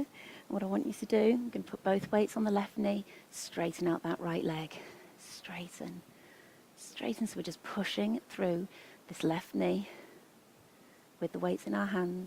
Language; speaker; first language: English; native; English